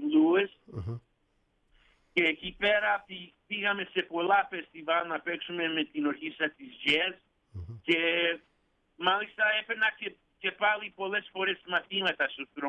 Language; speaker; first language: Greek; early bilingual, heritage; Greek